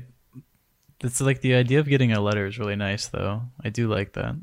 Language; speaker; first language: English; native; English